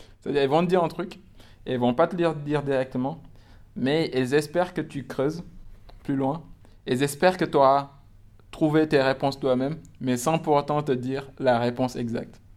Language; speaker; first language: French; non-native, local second language; Wolof